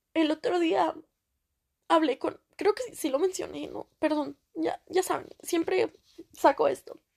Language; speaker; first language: Spanish; early bilingual, heritage; Spanish